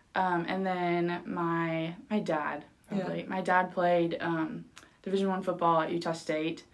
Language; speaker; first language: English; early bilingual, other home language; Spanish